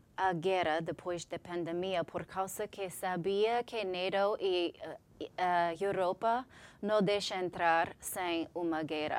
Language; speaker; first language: Portuguese; non-native, learner; English